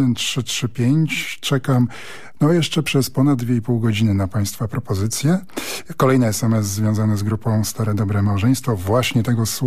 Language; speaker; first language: Polish; native; Polish